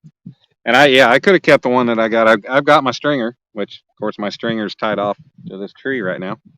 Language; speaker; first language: English; native; English